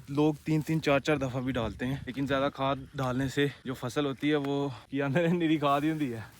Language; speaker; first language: Urdu; non-native, local second language; Punjabi